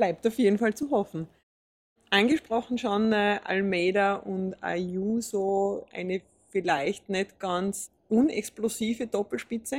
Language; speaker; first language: German; native; German